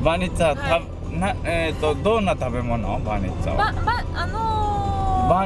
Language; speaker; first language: Japanese; native; Japanese